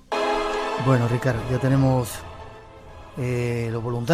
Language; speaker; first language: Spanish; native; Spanish